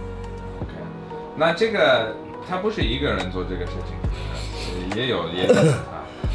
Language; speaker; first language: Chinese; non-native, fluent; English